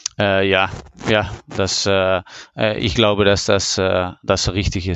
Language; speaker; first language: German; non-native, learner; Dutch